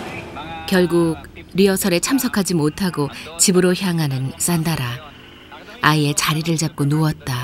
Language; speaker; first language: Korean; native; Korean